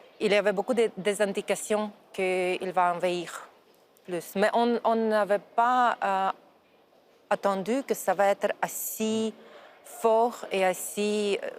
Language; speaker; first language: French; non-native, fluent; Ukrainian